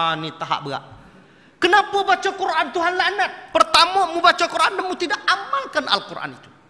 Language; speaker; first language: Malay; native; Malay